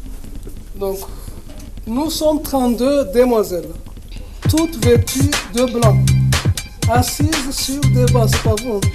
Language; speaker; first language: French; non-native, local second language; Comorian